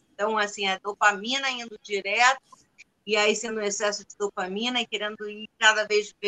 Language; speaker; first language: Portuguese; non-native, fluent; Spanish